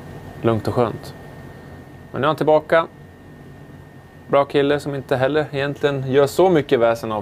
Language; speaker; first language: Swedish; native; Swedish